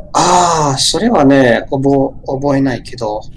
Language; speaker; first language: Japanese; non-native, learner; English